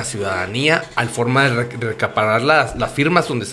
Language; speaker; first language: Spanish; native; Spanish